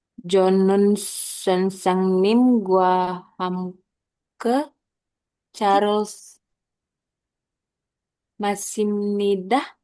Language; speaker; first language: Korean; non-native, learner; Indonesian